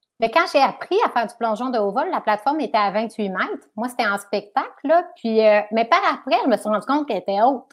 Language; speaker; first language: French; native; French